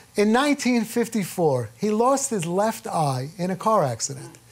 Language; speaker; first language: English; native; English